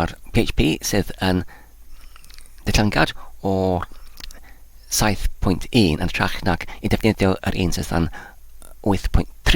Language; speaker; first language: Welsh; non-native, learner; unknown